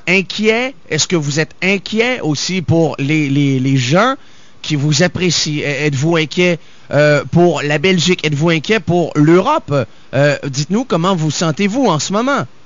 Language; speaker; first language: French; native; French